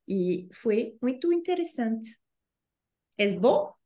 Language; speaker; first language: Portuguese; non-native, learner; Spanish